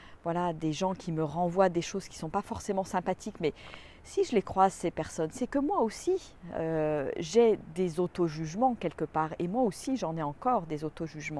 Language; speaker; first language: French; native; French